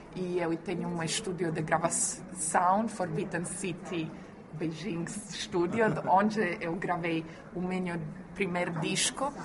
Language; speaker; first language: Portuguese; non-native, fluent; Croatian